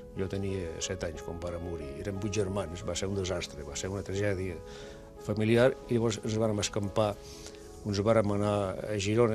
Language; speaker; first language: Catalan; non-native, local second language; Basque